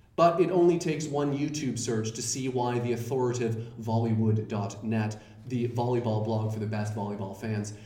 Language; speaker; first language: English; native; English